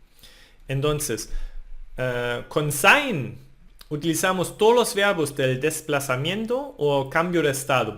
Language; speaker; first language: Spanish; non-native, fluent; German